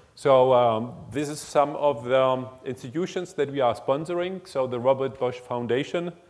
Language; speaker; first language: English; non-native, fluent; German